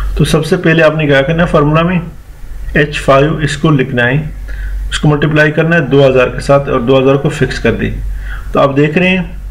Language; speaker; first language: Urdu; non-native, local second language; Punjabi